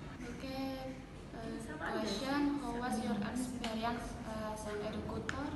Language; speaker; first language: English; non-native, learner; Indonesian